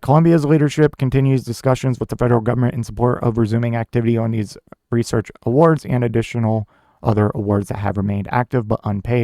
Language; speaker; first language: English; native; English